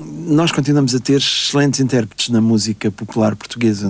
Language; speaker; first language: Portuguese; native; Portuguese